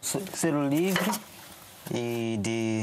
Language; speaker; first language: French; non-native, fluent; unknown